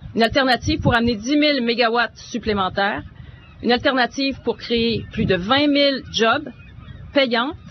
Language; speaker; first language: French; native; French